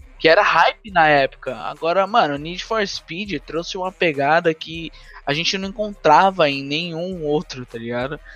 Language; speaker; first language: Portuguese; native; Portuguese